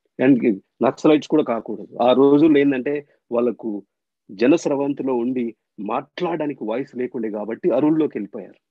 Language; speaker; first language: Telugu; native; Telugu